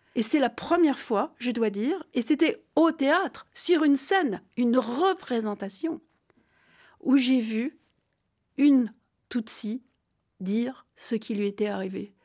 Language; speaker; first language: French; native; French